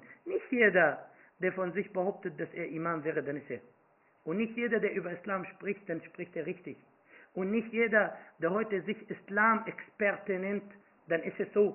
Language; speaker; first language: German; non-native, fluent; Arabic